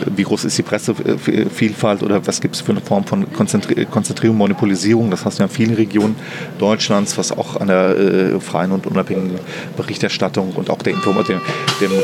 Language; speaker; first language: German; native; German